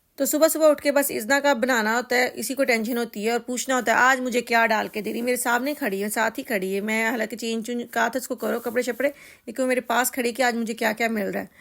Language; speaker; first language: Urdu; native; Urdu